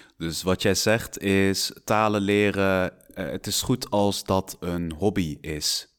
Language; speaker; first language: Dutch; non-native, fluent; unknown